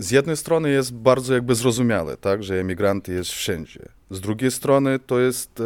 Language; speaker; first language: Polish; non-native, fluent; Ukrainian